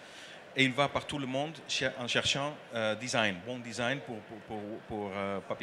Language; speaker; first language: French; non-native, learner; Dutch